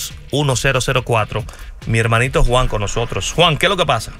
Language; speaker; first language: Spanish; native; Spanish